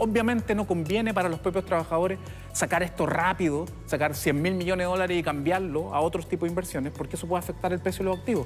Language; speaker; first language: Spanish; native; Spanish